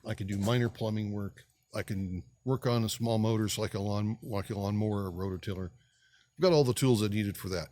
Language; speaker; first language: English; native; English